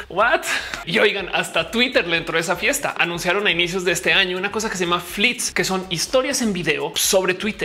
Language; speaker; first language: Spanish; native; Spanish